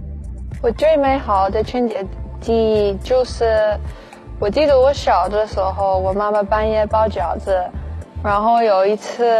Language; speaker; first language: Chinese; early bilingual, heritage; Chinese